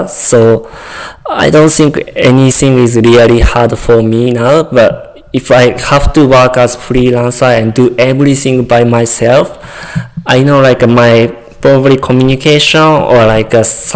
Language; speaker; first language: English; non-native, learner; Japanese